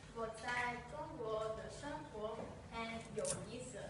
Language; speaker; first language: Chinese; non-native, learner; English